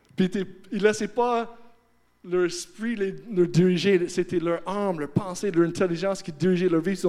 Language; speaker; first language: French; non-native, fluent; English